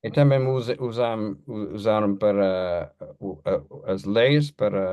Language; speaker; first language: Portuguese; non-native, learner; English